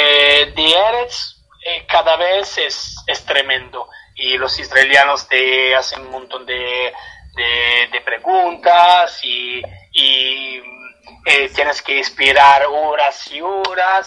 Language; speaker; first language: Spanish; non-native, fluent; Italian